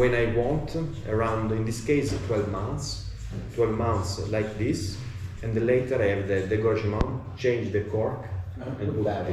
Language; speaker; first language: English; non-native, learner; Italian